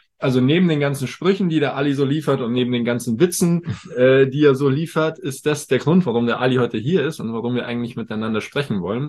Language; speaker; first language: German; native; German